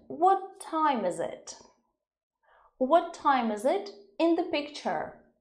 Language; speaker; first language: English; non-native, fluent; Ukrainian